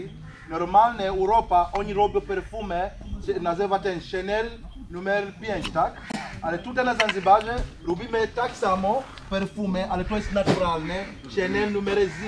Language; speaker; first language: Polish; non-native, learner; Swahili